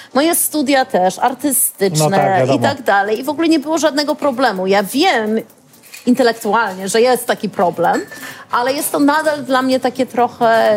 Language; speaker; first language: Polish; early bilingual, heritage; Polish